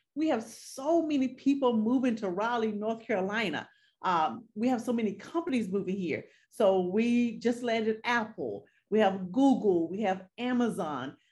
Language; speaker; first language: English; native; English